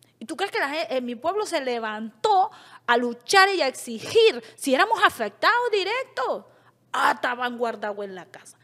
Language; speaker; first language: Spanish; native; Spanish